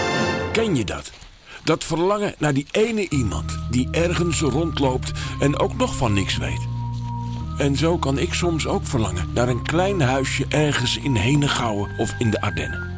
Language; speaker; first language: Dutch; native; Dutch